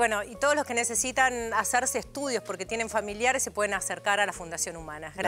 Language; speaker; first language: Spanish; native; Spanish